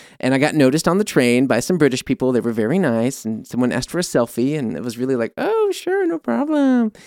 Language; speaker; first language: English; native; English